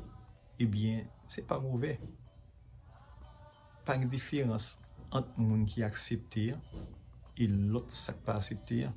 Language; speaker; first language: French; non-native, local second language; Haitian Creole